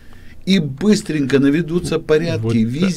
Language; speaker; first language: Russian; native; Russian